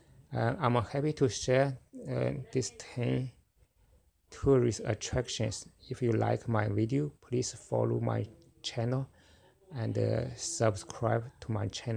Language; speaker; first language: English; non-native, fluent; Chinese